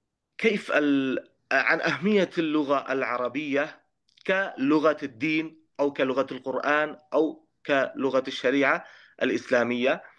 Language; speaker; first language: Arabic; non-native, fluent; Bangla